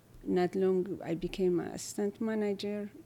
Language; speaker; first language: English; non-native, learner; Tigrinya